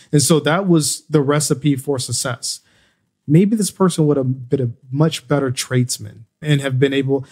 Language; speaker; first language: English; native; English